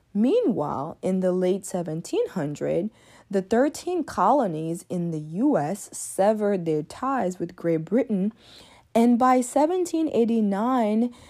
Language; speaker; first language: English; early bilingual, other home language; French